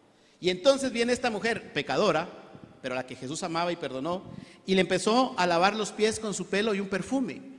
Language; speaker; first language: Spanish; native; Spanish